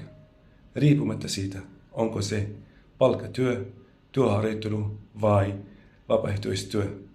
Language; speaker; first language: Finnish; non-native, fluent; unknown